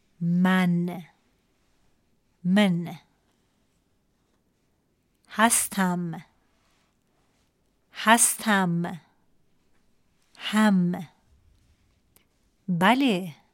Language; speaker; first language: Persian; non-native, local second language; Central Kurdish